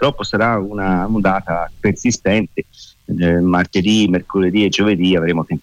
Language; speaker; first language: Italian; native; Italian